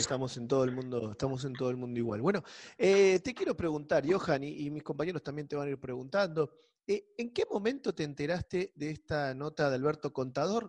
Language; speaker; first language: Spanish; native; Spanish